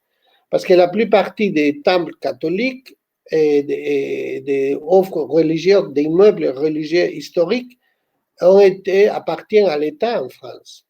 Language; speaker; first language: French; non-native, fluent; Spanish